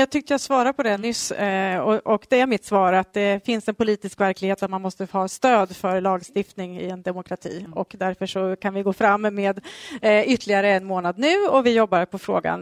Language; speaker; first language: Swedish; native; Swedish